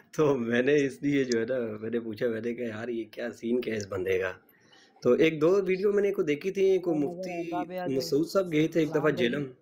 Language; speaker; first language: Urdu; native; Urdu